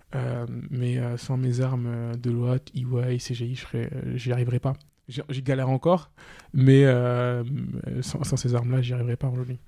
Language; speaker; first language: French; non-native, local second language; Wolof